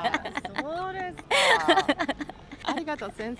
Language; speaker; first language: Japanese; non-native, learner; English